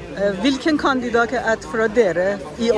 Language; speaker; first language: Norwegian; non-native, learner; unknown